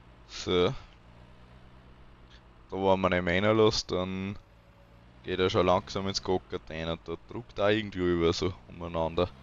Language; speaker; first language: German; native; German